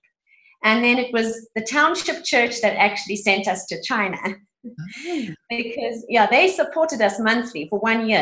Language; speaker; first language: English; native; English